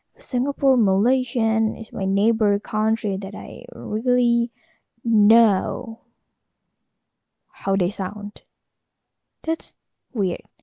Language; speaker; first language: English; non-native, learner; Indonesian